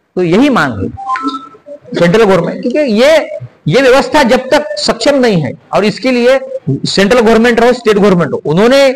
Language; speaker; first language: Hindi; non-native, local second language; Marathi